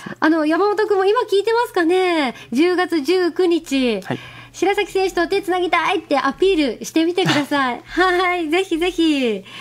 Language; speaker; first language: Japanese; native; Japanese